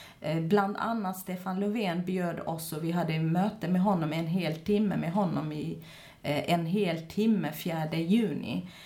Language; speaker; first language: Swedish; non-native, fluent; Kurdish